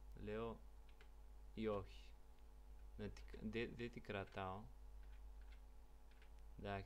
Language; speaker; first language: Greek; non-native, learner; Bulgarian